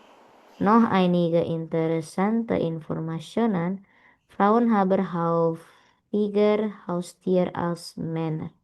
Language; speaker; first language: German; non-native, learner; Indonesian